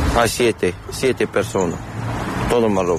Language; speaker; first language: Spanish; non-native, learner; Arabic